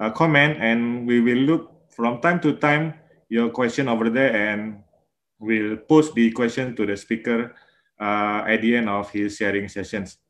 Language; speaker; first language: English; non-native, local second language; Malay